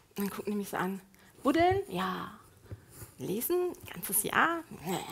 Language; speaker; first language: German; native; German